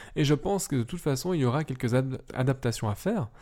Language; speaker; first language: French; native; French